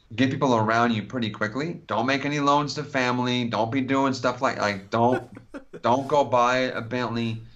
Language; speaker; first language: English; native; English